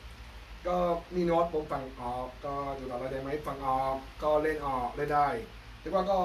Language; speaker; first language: Thai; non-native, learner; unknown